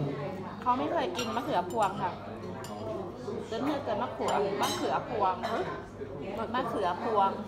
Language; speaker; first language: Swedish; non-native, learner; Thai